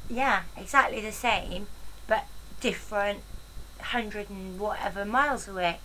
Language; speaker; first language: English; native; English